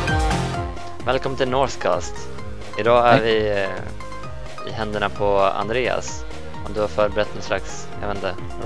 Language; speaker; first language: Swedish; native; Swedish